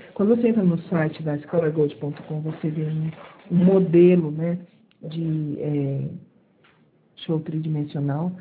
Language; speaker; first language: Portuguese; native; Portuguese